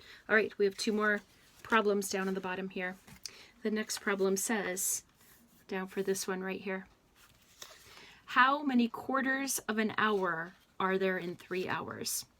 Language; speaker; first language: English; native; English